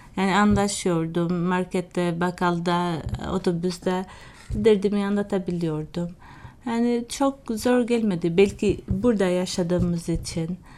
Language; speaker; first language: Turkish; non-native, fluent; Albanian